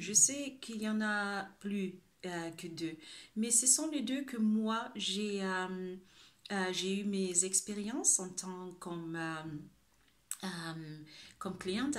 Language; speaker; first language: French; non-native, fluent; Spanish